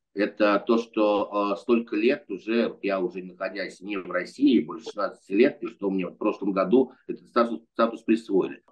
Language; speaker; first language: Russian; native; Russian